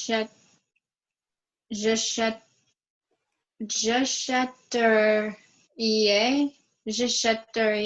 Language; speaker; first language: French; non-native, learner; English